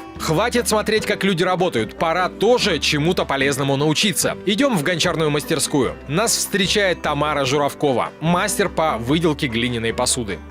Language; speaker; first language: Russian; native; Russian